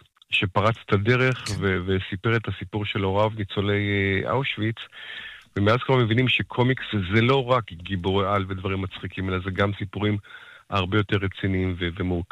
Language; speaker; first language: Hebrew; native; Hebrew